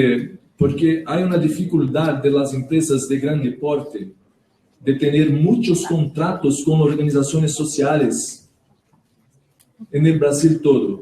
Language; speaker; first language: Spanish; non-native, learner; Portuguese